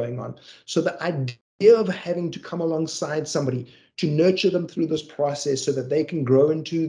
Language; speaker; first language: English; native; English